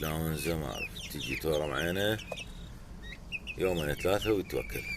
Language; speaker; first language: Arabic; native; Arabic